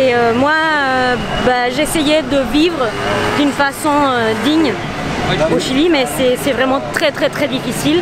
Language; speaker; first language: French; non-native, fluent; Spanish